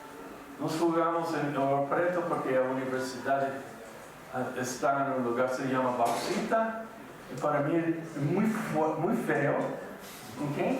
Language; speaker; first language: Portuguese; non-native, fluent; English